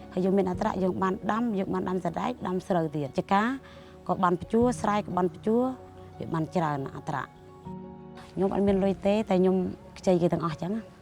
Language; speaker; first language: Khmer; non-native, local second language; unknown